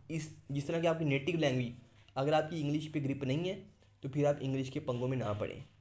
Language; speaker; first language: Urdu; non-native, local second language; Punjabi